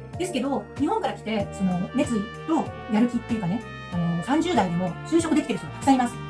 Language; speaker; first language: Japanese; native; Japanese